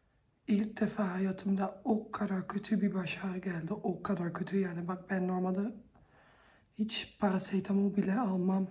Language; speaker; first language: Turkish; early bilingual, heritage; Turkish